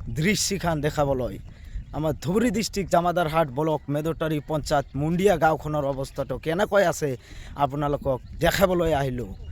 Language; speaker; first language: Assamese; non-native, local second language; Bangla